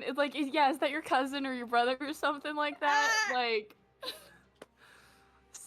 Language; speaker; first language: English; native; English